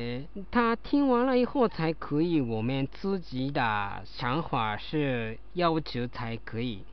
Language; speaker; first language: Chinese; non-native, learner; Japanese